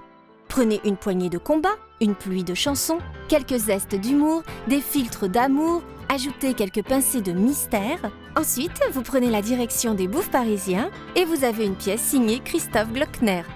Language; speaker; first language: French; native; French